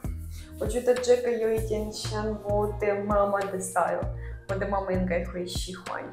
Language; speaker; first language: Chinese; non-native, fluent; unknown